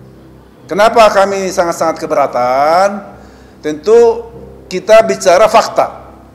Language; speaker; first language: Indonesian; native; Indonesian